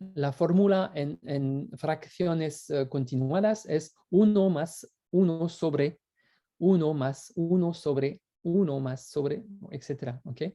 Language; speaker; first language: Spanish; non-native, fluent; French